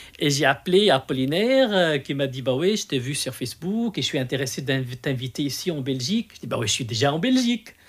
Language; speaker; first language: French; non-native, local second language; Arabic